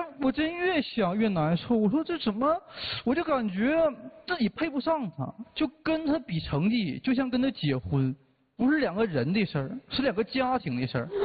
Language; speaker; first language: Chinese; native; Chinese